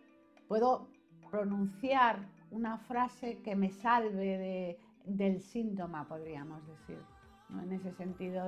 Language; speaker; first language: Spanish; native; Spanish